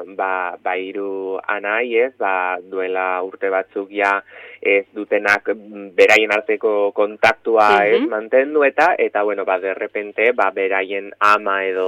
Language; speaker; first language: Basque; native; Basque